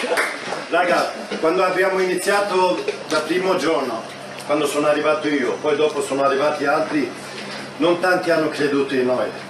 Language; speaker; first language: Italian; non-native, fluent; Swedish